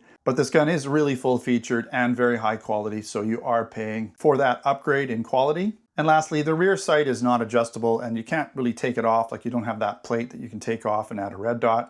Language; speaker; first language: English; native; English